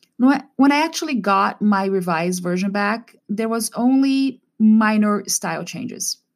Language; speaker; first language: English; non-native, fluent; Portuguese